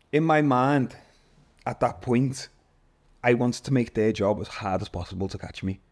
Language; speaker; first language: English; native; English